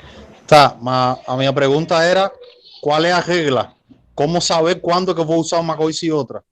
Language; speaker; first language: Portuguese; non-native, learner; Spanish